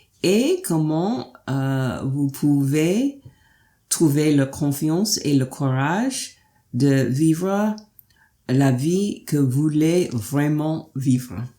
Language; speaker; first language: French; non-native, fluent; English